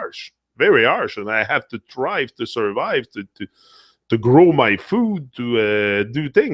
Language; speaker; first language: English; non-native, fluent; French